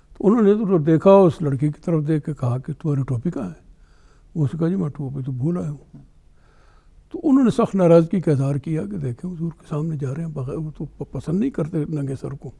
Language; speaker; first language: Urdu; non-native, local second language; Pashto